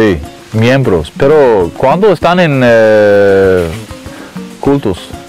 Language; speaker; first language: Spanish; non-native, learner; Danish